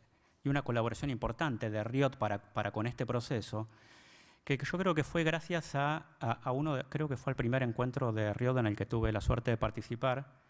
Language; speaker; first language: Spanish; native; Spanish